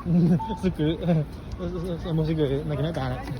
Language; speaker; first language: Japanese; non-native, learner; Hmong